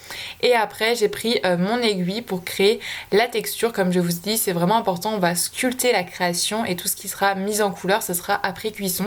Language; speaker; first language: French; native; French